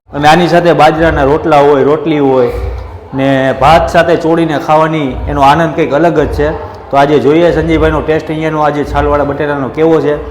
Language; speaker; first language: Gujarati; native; Gujarati